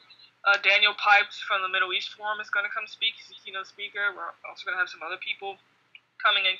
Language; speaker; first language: English; native; English